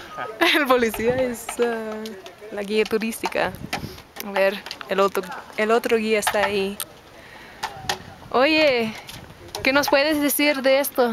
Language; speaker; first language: Spanish; non-native, fluent; English